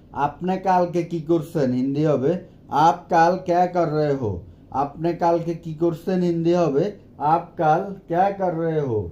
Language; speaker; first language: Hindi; non-native, learner; Bangla